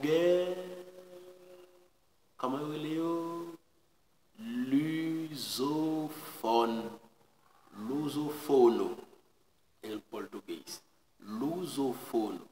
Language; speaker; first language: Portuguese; non-native, learner; Haitian Creole